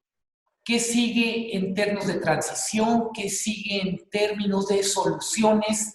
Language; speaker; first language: Spanish; native; Spanish